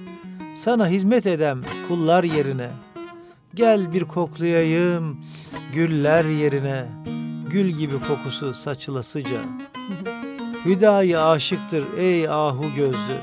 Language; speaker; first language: Turkish; native; Turkish